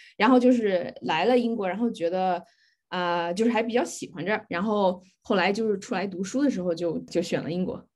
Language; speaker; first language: Chinese; native; Chinese